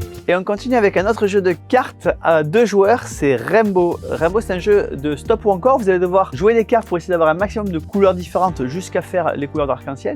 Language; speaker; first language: French; native; French